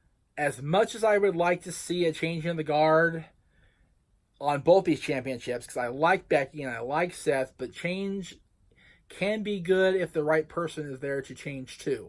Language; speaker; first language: English; native; English